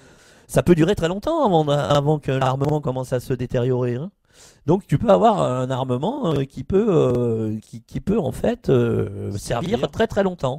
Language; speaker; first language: French; native; French